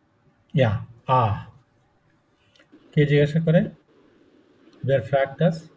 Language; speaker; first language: German; non-native, fluent; Bangla